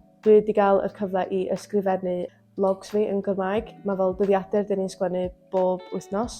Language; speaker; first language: Welsh; non-native, local second language; English